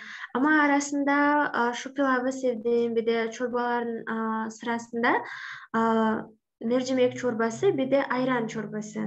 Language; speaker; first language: Turkish; non-native, learner; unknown